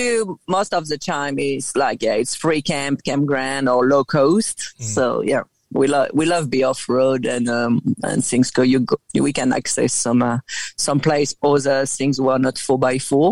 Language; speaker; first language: English; non-native, fluent; French